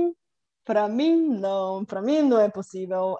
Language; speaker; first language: Portuguese; non-native, fluent; Bulgarian